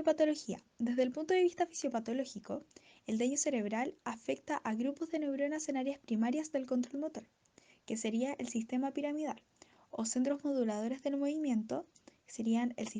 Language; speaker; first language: Spanish; native; Spanish